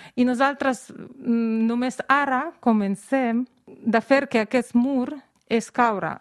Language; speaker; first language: Catalan; non-native, fluent; Russian